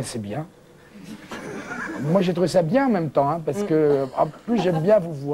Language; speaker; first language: French; native; French